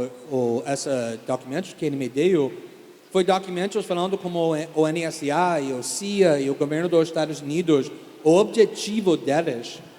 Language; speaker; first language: Portuguese; non-native, fluent; English